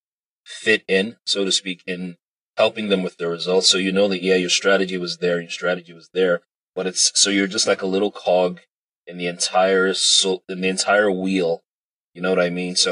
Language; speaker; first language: English; native; English